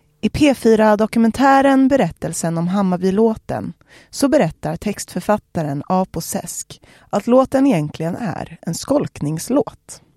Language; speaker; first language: Swedish; native; Swedish